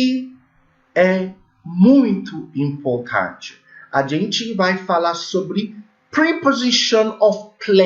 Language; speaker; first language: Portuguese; non-native, learner; English